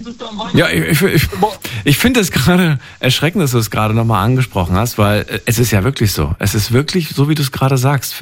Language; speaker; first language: German; native; German